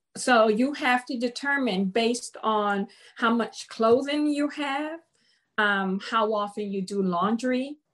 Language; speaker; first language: English; non-native, fluent; Spanish